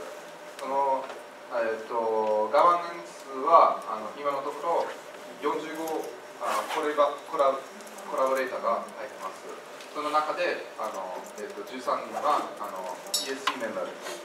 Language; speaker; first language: Japanese; non-native, fluent; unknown